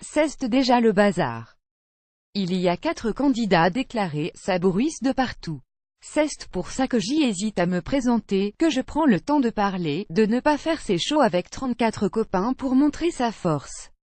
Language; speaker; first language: French; native; French